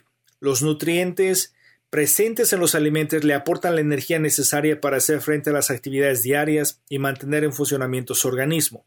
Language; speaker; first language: Spanish; native; Spanish